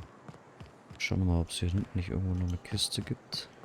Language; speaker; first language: German; native; German